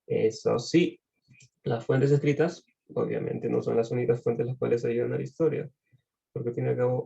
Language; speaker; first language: Spanish; native; Spanish